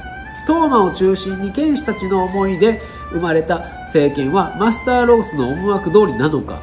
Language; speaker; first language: Japanese; native; Japanese